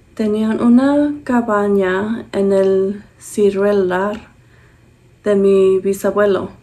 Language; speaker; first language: Spanish; early bilingual, heritage; Spanish